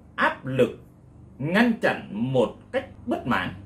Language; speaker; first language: Vietnamese; non-native, local second language; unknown